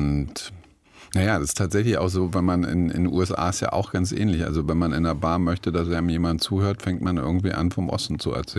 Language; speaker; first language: German; native; German